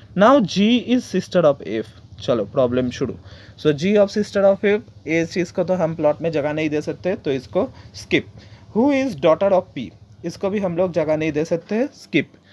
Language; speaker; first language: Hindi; non-native, local second language; Bangla